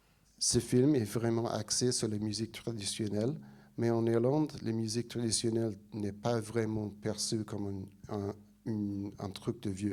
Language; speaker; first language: French; non-native, fluent; English